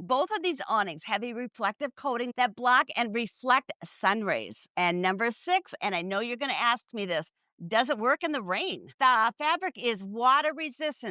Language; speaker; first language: English; native; English